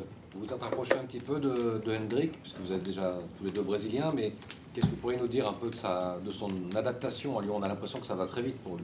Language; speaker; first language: French; native; French